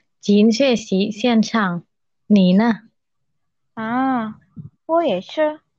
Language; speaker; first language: Chinese; non-native, learner; Indonesian